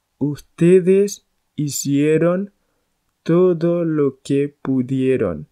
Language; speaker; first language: Spanish; non-native, fluent; Haitian Creole